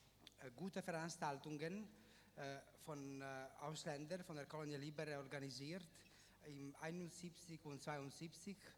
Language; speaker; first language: German; non-native, fluent; Italian